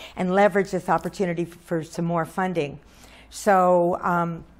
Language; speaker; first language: English; native; English